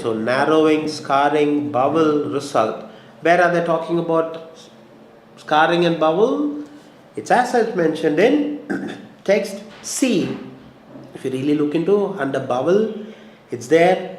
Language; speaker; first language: English; non-native, local second language; Malayalam